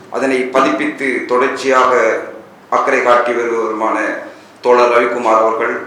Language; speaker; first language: Tamil; native; Tamil